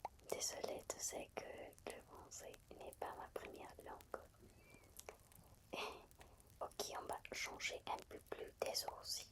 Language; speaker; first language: French; non-native, fluent; Spanish